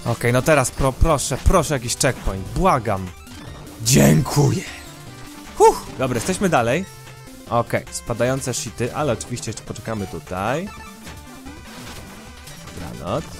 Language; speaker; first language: Polish; native; Polish